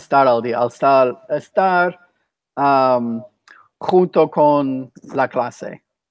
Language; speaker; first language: Spanish; non-native, fluent; English